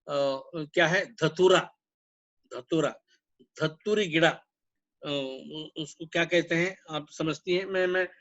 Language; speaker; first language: Hindi; non-native, local second language; Kannada